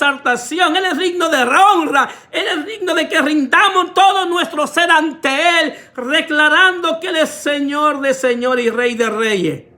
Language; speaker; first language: Spanish; native; Spanish